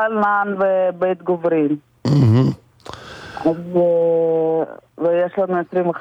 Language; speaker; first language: Hebrew; non-native, fluent; Russian